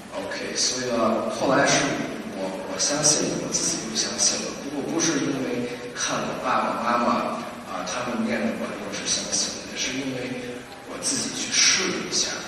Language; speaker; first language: Chinese; early bilingual, heritage; Chinese